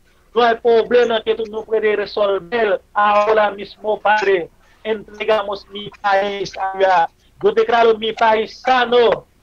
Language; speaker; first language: Spanish; non-native, fluent; Haitian Creole